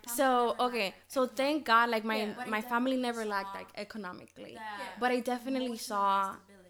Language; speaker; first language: English; early bilingual, other home language; Spanish